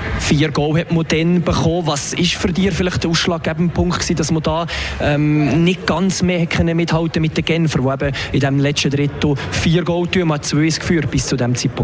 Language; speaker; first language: German; native; German